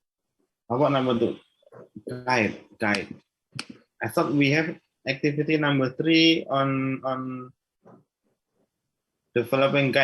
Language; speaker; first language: English; non-native, learner; Malay